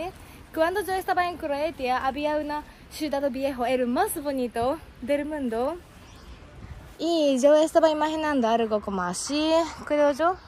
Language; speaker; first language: Spanish; non-native, fluent; Japanese